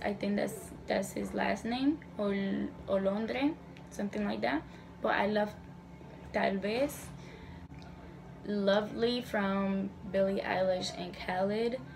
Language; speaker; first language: English; early bilingual, other home language; Spanish